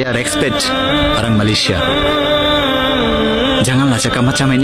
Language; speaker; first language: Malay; non-native, learner; Bangla